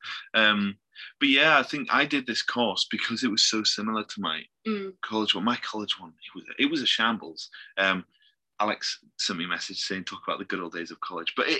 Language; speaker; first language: English; native; English